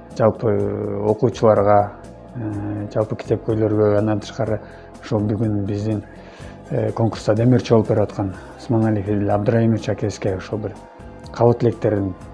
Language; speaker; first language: Kyrgyz; native; Kyrgyz